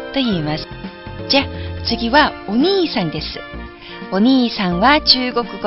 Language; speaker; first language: Japanese; non-native, fluent; Chinese